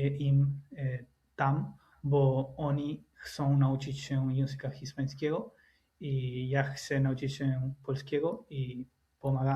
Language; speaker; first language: Polish; non-native, learner; Spanish